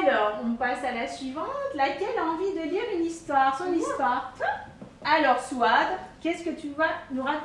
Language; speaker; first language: French; native; French